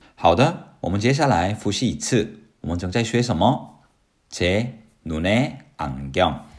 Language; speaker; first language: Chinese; non-native, fluent; Korean